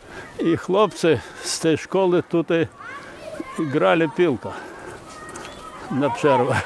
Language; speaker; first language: Polish; non-native, learner; Lithuanian